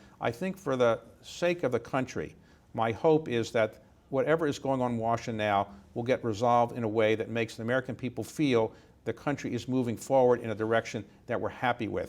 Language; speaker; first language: English; native; English